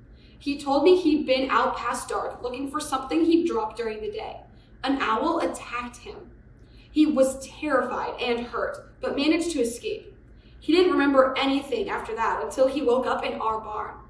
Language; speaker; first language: English; native; English